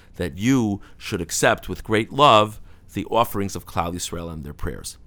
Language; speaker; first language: English; native; English